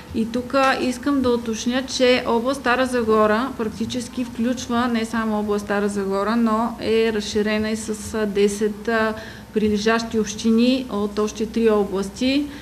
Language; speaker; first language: Bulgarian; native; Bulgarian